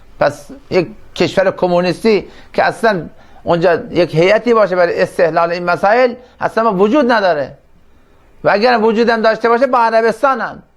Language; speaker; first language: Persian; non-native, local second language; Turkmen